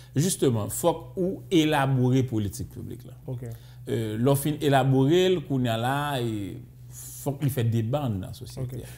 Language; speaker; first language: French; native; French